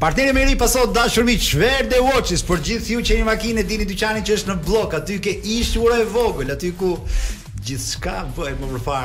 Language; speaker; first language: Albanian; native; Albanian